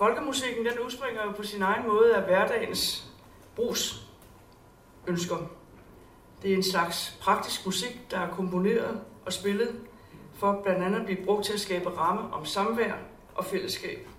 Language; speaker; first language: Danish; native; Danish